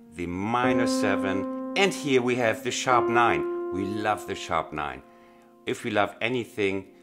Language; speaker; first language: English; non-native, fluent; German